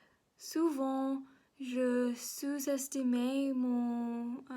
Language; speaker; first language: French; non-native, learner; English